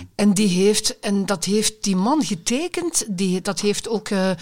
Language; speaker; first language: Dutch; native; Dutch